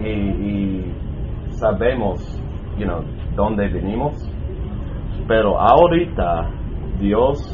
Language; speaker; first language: Spanish; non-native, learner; English